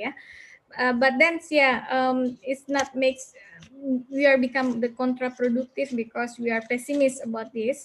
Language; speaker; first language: English; non-native, fluent; Indonesian